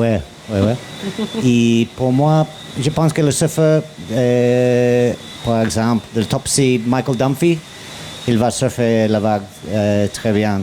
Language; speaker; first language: French; non-native, learner; English